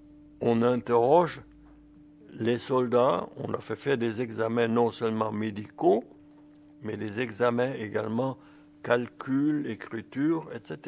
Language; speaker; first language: French; early bilingual, other home language; German